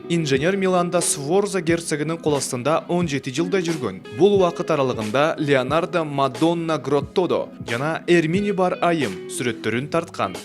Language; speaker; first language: Kyrgyz; native; Kyrgyz